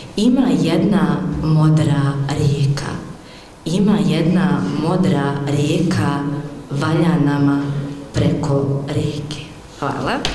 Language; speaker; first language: Bosnian; native; Bosnian